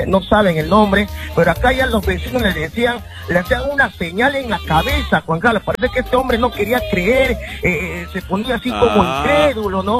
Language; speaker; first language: Spanish; native; Spanish